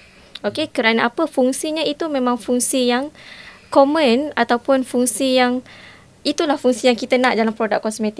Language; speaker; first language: Malay; native; Malay